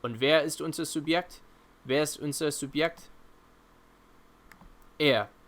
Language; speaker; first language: German; non-native, fluent; English